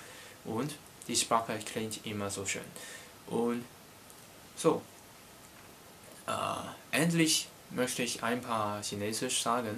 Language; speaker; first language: German; non-native, learner; Cantonese